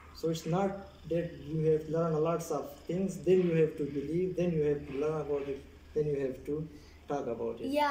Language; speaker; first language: English; non-native, fluent; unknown